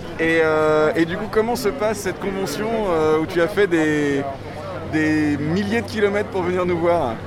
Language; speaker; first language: French; native; French